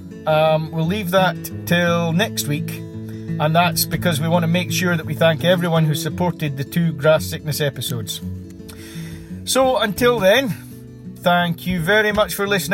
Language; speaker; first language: English; native; English